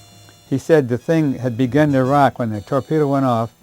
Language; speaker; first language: English; native; English